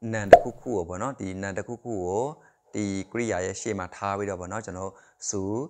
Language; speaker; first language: Burmese; non-native, local second language; Shan